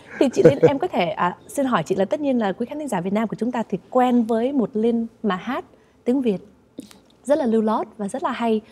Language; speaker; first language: Vietnamese; early bilingual, heritage; Vietnamese